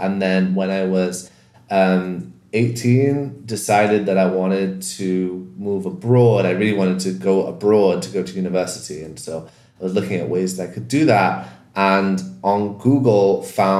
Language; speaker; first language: English; native; English